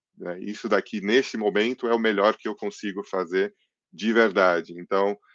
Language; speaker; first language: Portuguese; early bilingual, other home language; English